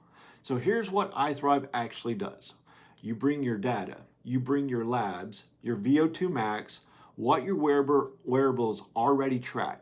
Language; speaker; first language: English; native; English